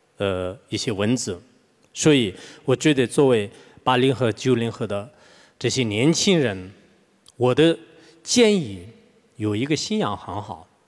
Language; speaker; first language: Chinese; non-native, local second language; Tibetan